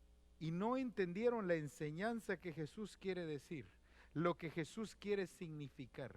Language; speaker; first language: Spanish; native; Spanish